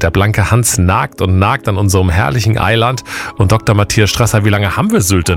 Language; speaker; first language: German; native; German